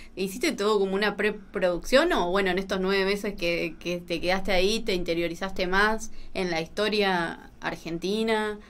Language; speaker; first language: Spanish; native; Spanish